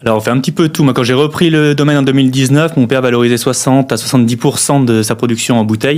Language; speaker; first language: French; native; French